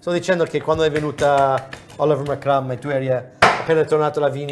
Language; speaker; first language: Italian; non-native, fluent; English